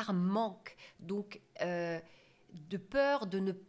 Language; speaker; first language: French; non-native, fluent; German